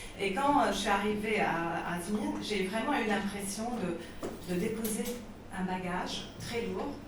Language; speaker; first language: French; non-native, local second language; Arabic